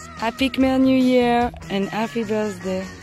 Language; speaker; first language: English; non-native, learner; French